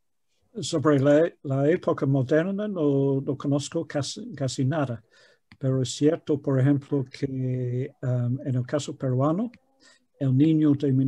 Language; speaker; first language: Spanish; non-native, fluent; English